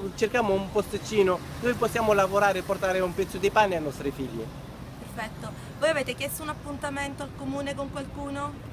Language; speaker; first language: Italian; non-native, learner; Arabic